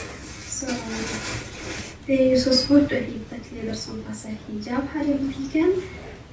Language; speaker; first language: Swedish; non-native, learner; Amharic